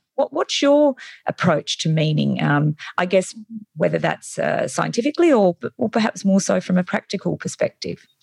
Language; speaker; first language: English; native; English